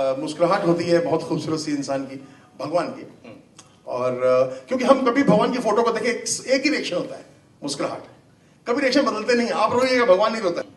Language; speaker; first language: Hindi; native; Hindi